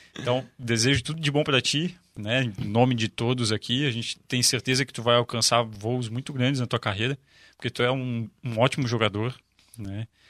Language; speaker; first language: Portuguese; native; Portuguese